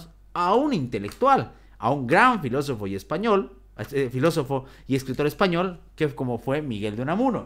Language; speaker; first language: Spanish; native; Spanish